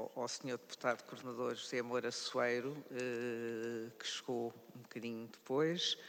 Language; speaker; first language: Portuguese; native; Portuguese